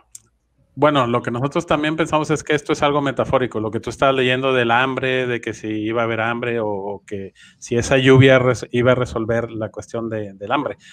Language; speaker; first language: Spanish; native; Spanish